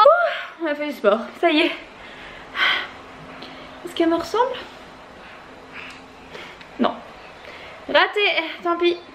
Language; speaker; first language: French; native; French